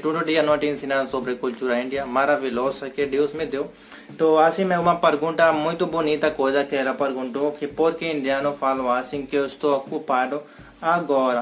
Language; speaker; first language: Portuguese; non-native, learner; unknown